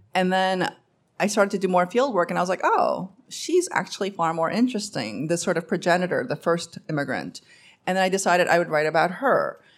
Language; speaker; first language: English; early bilingual, other home language; Korean